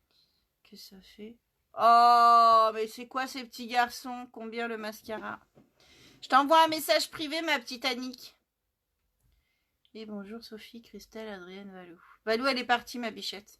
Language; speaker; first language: French; native; French